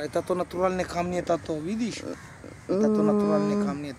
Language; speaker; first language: Russian; non-native, learner; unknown